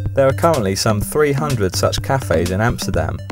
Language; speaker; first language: English; native; English